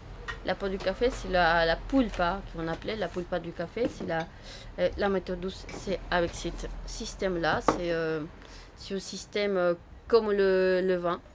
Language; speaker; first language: French; non-native, fluent; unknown